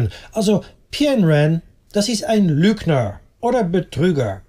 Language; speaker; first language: German; non-native, fluent; Dutch